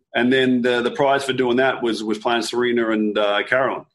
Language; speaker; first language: English; native; English